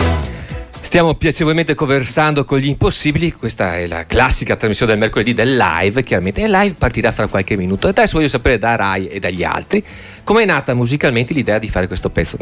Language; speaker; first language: Italian; native; Italian